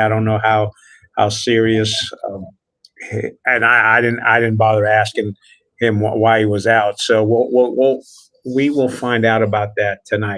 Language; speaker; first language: English; native; English